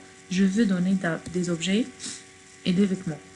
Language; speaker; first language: French; non-native, fluent; Arabic